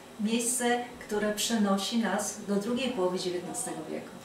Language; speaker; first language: Polish; native; Polish